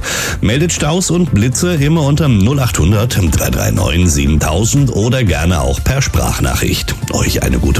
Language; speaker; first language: German; native; German